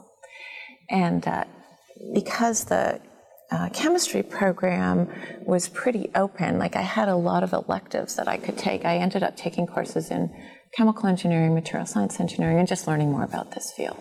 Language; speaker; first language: English; native; English